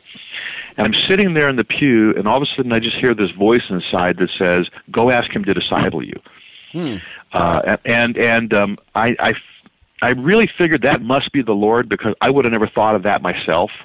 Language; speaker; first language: English; native; English